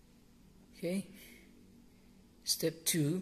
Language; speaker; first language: English; non-native, learner; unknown